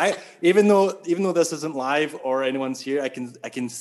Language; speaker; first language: English; native; English